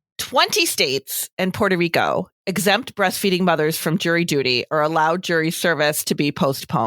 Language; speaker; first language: English; native; English